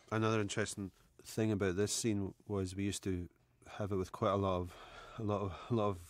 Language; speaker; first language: English; native; English